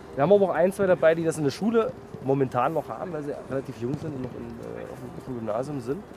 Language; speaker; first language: German; native; German